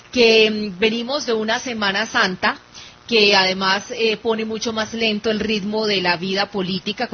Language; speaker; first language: Spanish; native; Spanish